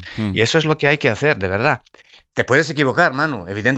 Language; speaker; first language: Spanish; non-native, fluent; Serbian